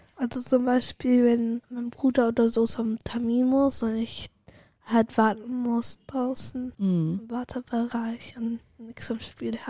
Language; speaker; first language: German; early bilingual, other home language; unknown